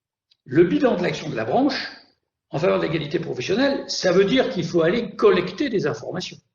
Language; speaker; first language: French; native; French